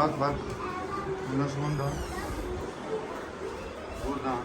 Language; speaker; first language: Turkish; non-native, learner; Urdu